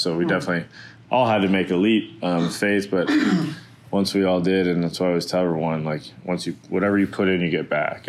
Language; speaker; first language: English; native; English